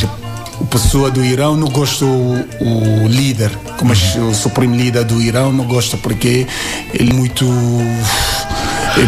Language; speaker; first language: Portuguese; non-native, learner; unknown